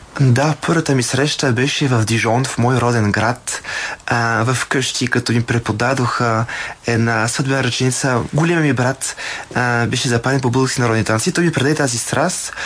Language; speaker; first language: Bulgarian; non-native, fluent; French